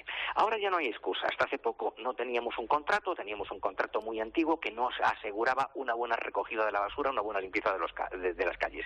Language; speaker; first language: Spanish; native; Spanish